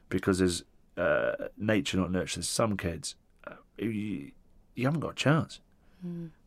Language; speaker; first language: English; non-native, local second language; Italian